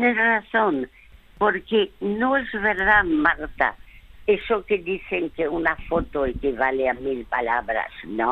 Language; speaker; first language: Spanish; early bilingual, other home language; French